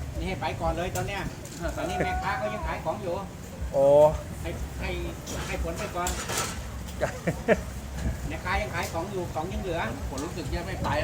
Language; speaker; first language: Thai; native; Thai